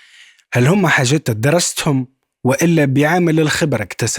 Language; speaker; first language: Arabic; native; Arabic